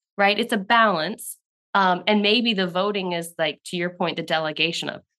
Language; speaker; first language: English; native; English